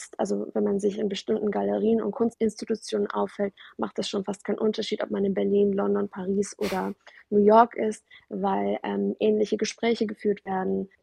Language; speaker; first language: German; early bilingual, other home language; Persian